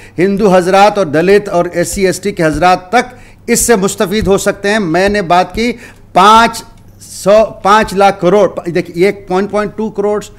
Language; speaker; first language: Urdu; native; Urdu